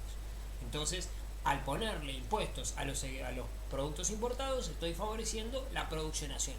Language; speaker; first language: Spanish; native; Spanish